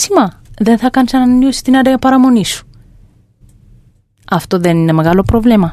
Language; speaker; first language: Greek; non-native, fluent; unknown